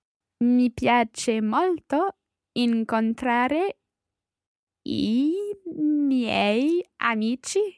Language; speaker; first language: Italian; non-native, learner; English